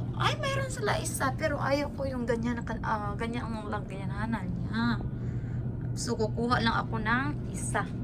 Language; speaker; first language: Filipino; non-native, local second language; Cebuano